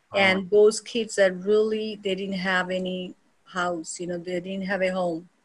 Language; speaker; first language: English; non-native, local second language; Bangla